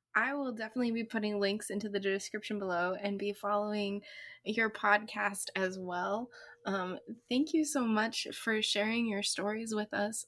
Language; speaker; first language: English; native; English